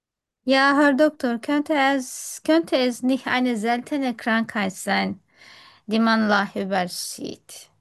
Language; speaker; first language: German; non-native, fluent; Turkish